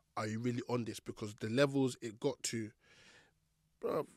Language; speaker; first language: English; native; English